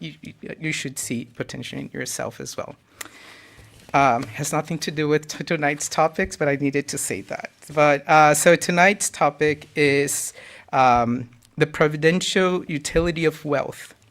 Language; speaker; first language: English; non-native, fluent; Portuguese